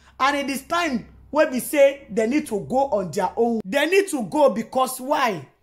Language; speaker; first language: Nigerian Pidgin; non-native, local second language; Yoruba